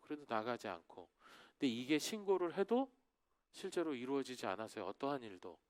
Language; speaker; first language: Korean; native; Korean